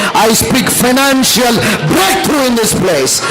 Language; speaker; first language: English; non-native, local second language; Tamil